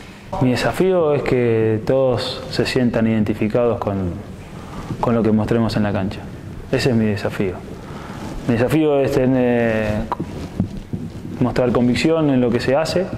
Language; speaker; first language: Spanish; native; Spanish